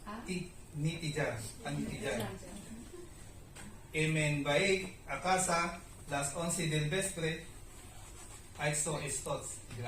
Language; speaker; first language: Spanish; non-native, learner; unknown